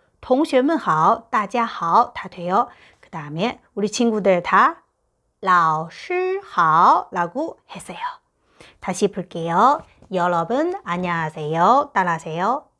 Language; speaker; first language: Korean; non-native, fluent; Chinese